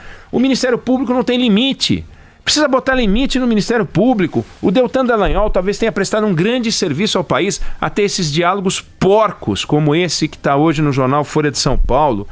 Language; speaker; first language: Portuguese; native; Portuguese